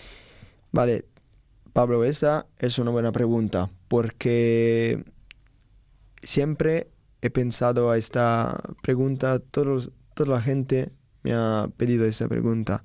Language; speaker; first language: Spanish; non-native, learner; Italian